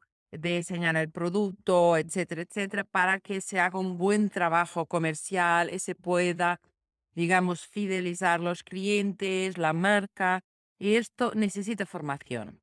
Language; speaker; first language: Spanish; non-native, fluent; Portuguese